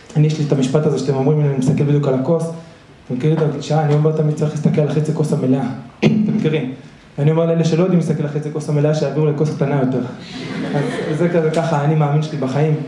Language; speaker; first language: Hebrew; early bilingual, other home language; Spanish